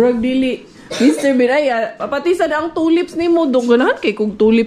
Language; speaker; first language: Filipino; non-native, local second language; Cebuano